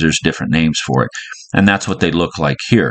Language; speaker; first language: English; native; English